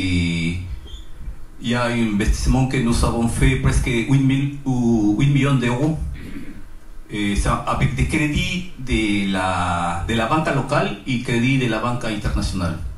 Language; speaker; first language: French; non-native, learner; Spanish